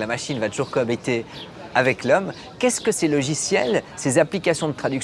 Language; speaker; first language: French; native; French